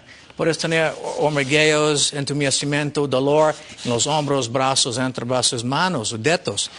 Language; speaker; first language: Spanish; non-native, learner; English